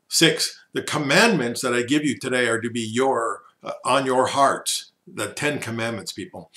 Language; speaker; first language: English; native; English